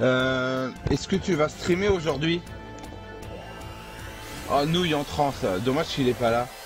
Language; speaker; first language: French; native; French